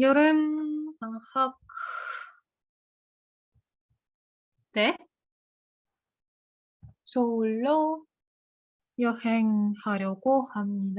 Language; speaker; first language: Korean; non-native, learner; Russian